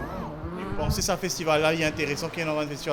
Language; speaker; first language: French; non-native, local second language; Morisyen